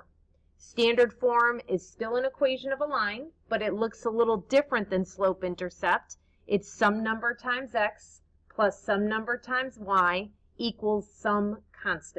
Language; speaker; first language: English; native; English